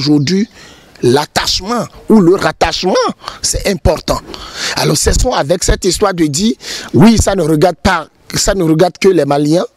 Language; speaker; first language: French; non-native, local second language; Fon